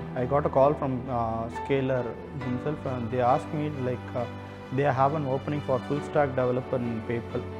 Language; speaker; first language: English; non-native, local second language; Tamil